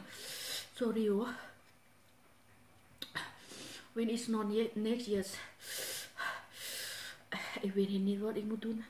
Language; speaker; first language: English; non-native, learner; Thai